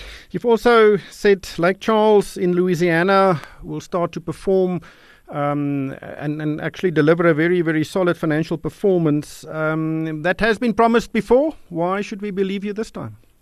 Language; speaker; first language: English; non-native, local second language; Afrikaans